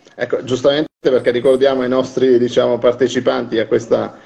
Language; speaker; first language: Italian; non-native, fluent; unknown